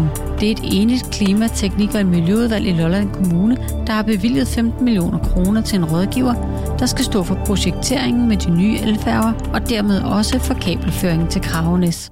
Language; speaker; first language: Danish; native; Danish